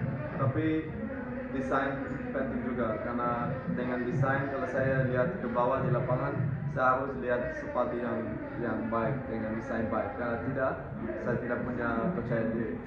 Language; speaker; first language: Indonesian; non-native, fluent; Dutch